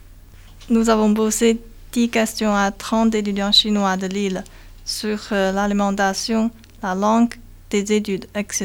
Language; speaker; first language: French; non-native, learner; Chinese